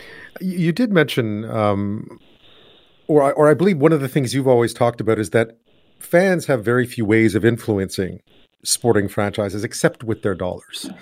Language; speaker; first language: English; native; English